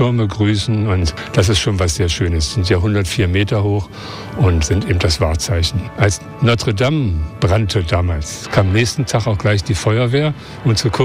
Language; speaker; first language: German; native; German